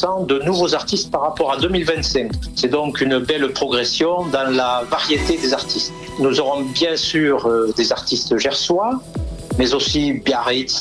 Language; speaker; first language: French; native; French